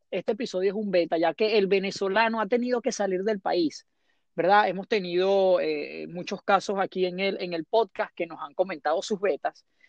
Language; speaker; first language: Spanish; native; Spanish